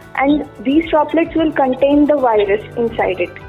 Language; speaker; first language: English; non-native, local second language; Kannada